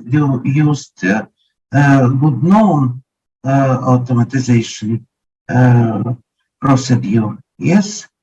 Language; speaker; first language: English; non-native, learner; Ukrainian